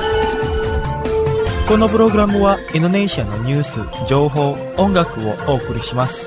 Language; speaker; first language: Japanese; non-native, fluent; Indonesian